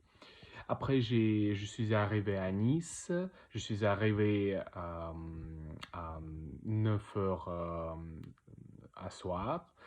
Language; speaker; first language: French; non-native, learner; Russian